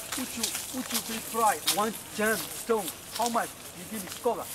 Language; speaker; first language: English; non-native, learner; Burmese